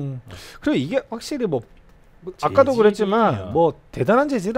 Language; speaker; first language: Korean; native; Korean